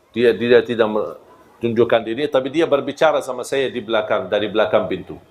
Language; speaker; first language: Malay; non-native, fluent; Arabic